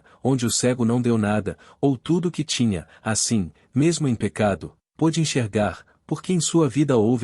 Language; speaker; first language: Portuguese; native; Portuguese